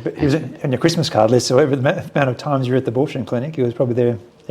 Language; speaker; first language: English; native; English